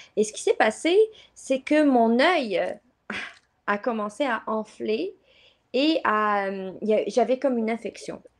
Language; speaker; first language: French; non-native, local second language; Arabic